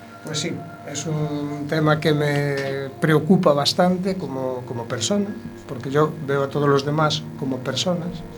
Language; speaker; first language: Spanish; native; Spanish